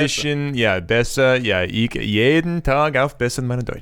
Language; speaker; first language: German; non-native, learner; English